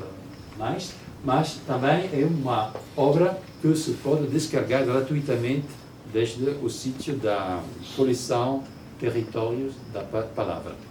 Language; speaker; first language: Portuguese; non-native, learner; Italian